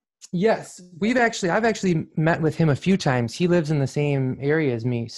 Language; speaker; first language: English; native; English